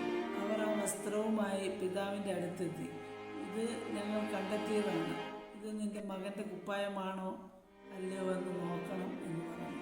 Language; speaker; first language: Malayalam; native; Malayalam